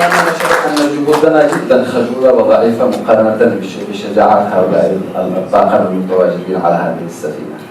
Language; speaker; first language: Arabic; native; Arabic